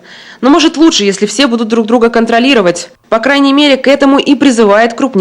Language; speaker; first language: Russian; native; Russian